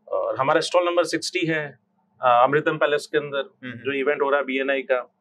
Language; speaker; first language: Hindi; native; Hindi